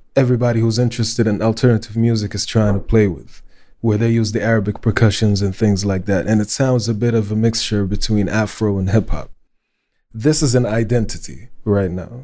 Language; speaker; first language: English; non-native, fluent; Arabic